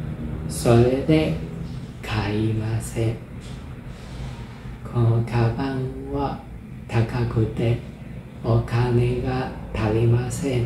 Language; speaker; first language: Japanese; non-native, fluent; Chinese